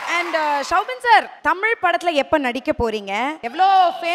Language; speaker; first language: Tamil; native; Tamil